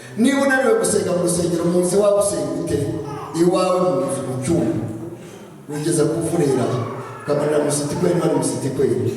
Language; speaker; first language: Kinyarwanda; early bilingual, heritage; Kinyarwanda